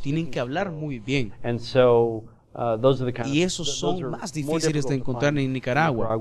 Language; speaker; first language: Spanish; non-native, fluent; English